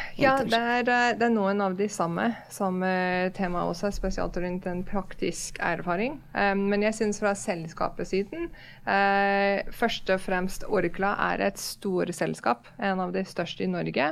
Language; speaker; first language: Norwegian; non-native, fluent; English